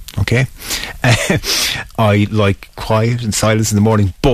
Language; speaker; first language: English; native; English